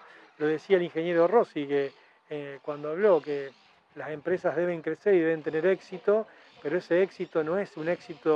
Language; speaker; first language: Spanish; native; Spanish